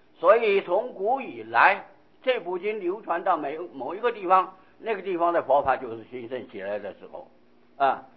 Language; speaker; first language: Chinese; non-native, local second language; Hakka Chinese